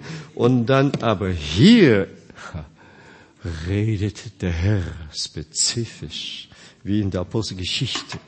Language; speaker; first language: German; non-native, fluent; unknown